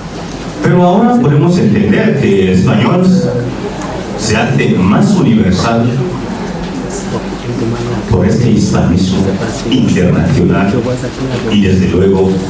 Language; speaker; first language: Spanish; non-native, fluent; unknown